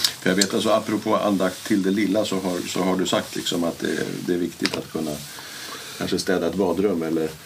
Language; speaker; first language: Swedish; native; Swedish